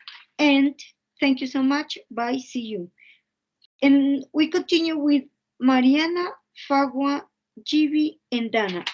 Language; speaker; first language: English; non-native, fluent; Spanish